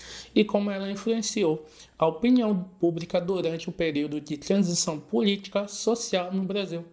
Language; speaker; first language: Portuguese; native; Portuguese